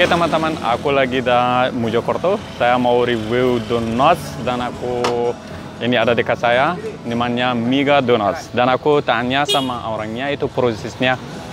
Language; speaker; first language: Indonesian; non-native, learner; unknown